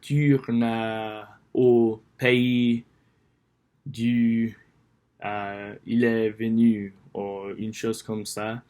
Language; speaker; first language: French; non-native, learner; English